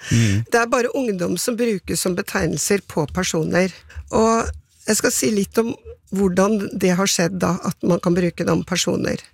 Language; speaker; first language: Norwegian; native; Norwegian